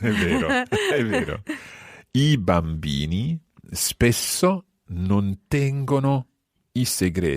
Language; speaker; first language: Italian; non-native, fluent; English